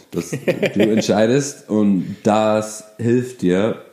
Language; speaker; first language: German; non-native, fluent; English